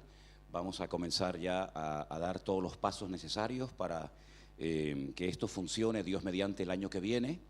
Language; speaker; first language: Spanish; native; Spanish